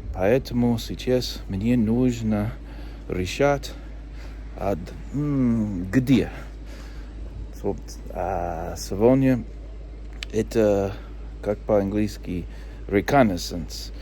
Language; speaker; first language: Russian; non-native, learner; English